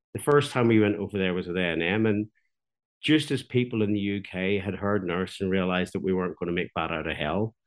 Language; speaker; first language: English; native; English